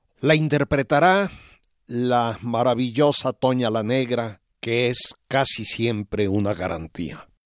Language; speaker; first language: Spanish; native; Spanish